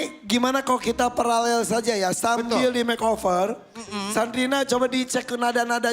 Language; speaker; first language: Indonesian; native; Indonesian